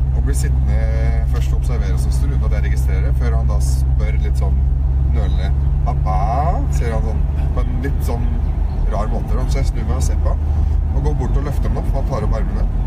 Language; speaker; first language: Norwegian; early bilingual, other home language; Arabic